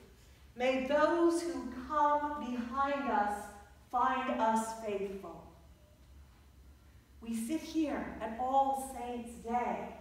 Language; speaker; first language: English; native; English